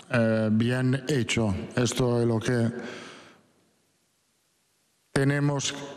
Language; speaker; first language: Spanish; non-native, fluent; Italian